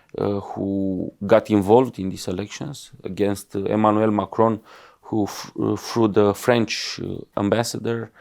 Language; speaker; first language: English; non-native, fluent; Romanian